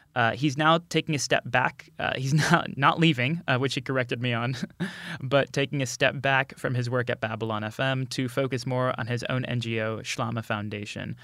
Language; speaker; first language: English; native; English